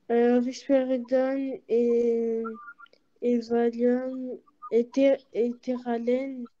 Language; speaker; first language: French; early bilingual, other home language; Portuguese